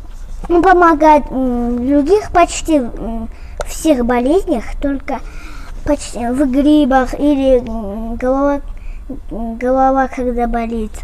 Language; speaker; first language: Russian; non-native, local second language; Kyrgyz